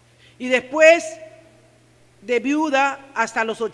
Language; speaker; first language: Spanish; native; Spanish